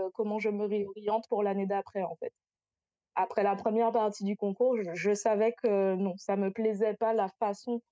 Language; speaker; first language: French; native; French